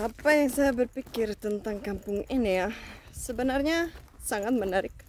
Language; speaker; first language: Indonesian; non-native, fluent; Czech